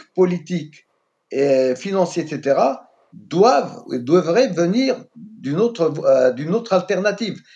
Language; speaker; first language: French; non-native, local second language; Arabic